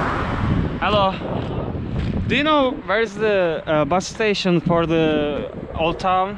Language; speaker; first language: English; non-native, learner; Turkish